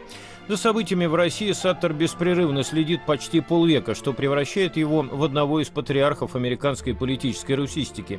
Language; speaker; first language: Russian; native; Russian